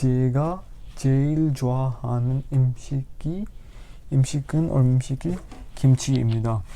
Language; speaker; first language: Korean; non-native, fluent; Urdu